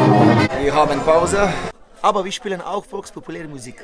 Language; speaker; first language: German; non-native, learner; Slovenian